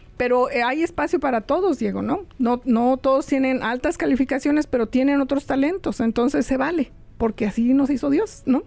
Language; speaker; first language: Spanish; native; Spanish